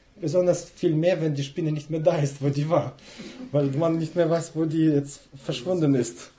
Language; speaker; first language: German; non-native, fluent; Russian